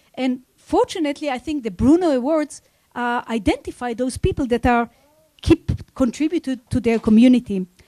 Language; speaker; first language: English; non-native, fluent; Hebrew